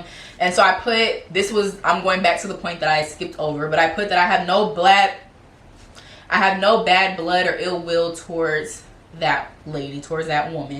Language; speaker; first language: English; native; English